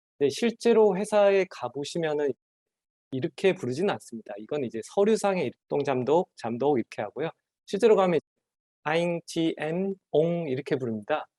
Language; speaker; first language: Korean; native; Korean